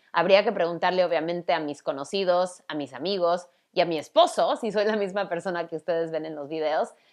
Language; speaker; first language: Spanish; early bilingual, other home language; English